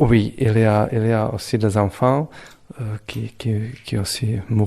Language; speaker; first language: French; non-native, fluent; Czech